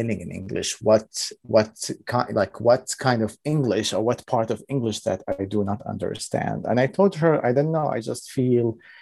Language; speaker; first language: English; non-native, fluent; Arabic